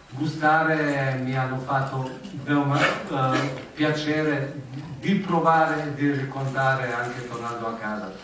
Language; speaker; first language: Italian; non-native, fluent; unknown